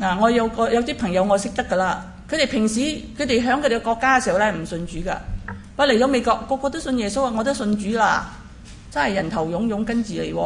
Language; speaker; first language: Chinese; native; Chinese